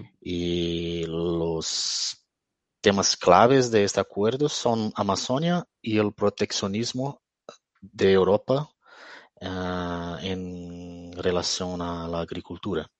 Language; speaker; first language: Spanish; non-native, fluent; Portuguese